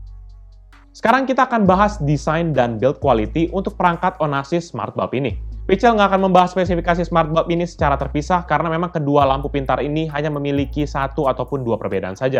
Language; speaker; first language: Indonesian; native; Indonesian